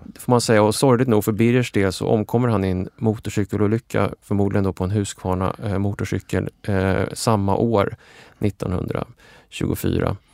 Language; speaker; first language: Swedish; native; Swedish